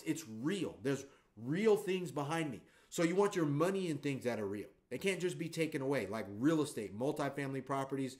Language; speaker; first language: English; native; English